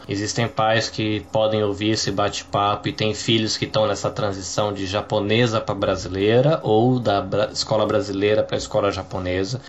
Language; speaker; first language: Portuguese; native; Portuguese